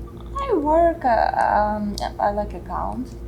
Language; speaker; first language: English; non-native, learner; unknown